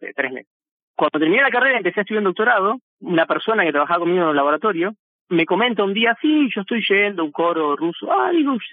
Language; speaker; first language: Spanish; native; Spanish